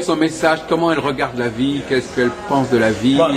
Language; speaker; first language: French; native; French